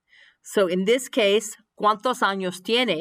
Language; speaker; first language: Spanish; non-native, fluent; English